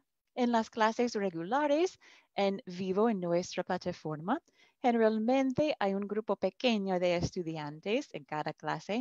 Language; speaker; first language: Spanish; non-native, fluent; English